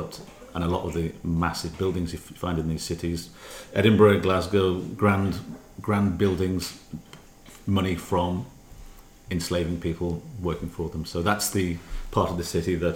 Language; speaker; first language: English; native; English